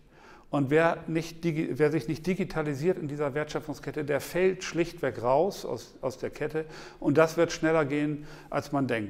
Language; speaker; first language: German; native; German